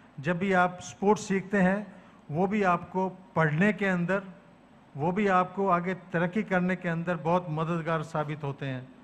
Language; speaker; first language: Hindi; native; Hindi